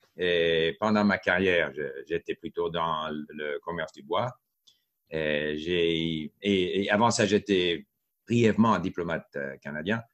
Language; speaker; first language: French; non-native, local second language; English